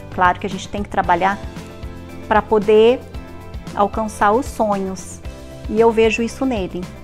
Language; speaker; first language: Portuguese; native; Portuguese